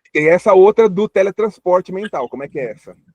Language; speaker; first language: Portuguese; native; Portuguese